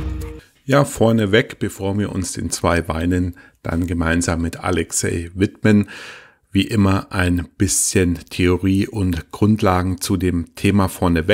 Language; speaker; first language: German; native; German